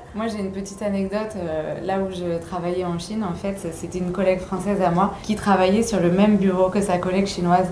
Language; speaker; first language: French; native; French